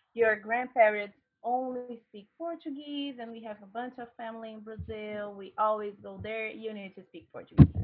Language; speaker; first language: English; non-native, fluent; Portuguese